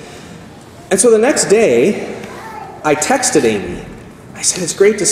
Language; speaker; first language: English; native; English